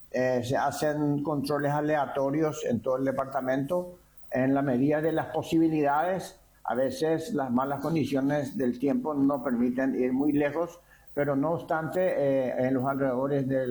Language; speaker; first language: Spanish; native; Spanish